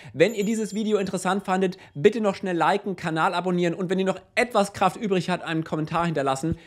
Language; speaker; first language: German; native; German